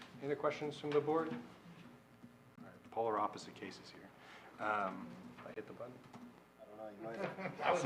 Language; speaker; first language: English; native; English